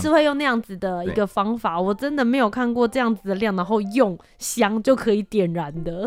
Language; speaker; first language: Chinese; native; Chinese